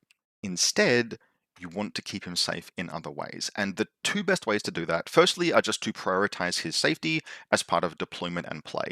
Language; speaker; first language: English; native; English